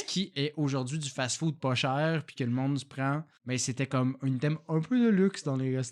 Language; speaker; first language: French; native; French